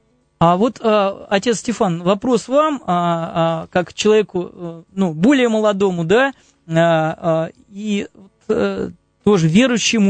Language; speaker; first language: Russian; native; Russian